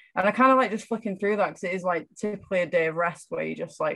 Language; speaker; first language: English; native; English